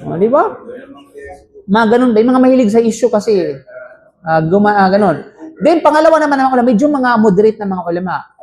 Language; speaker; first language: Filipino; non-native, local second language; Cebuano